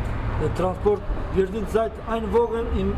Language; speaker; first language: German; non-native, learner; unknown